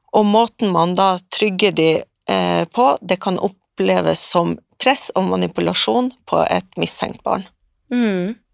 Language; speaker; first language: Norwegian; native; Norwegian